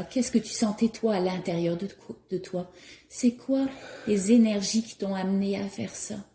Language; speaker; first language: French; native; French